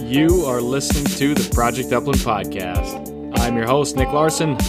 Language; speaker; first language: English; native; English